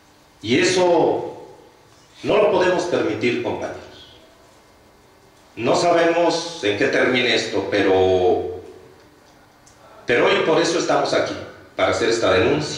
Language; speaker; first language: Spanish; native; Spanish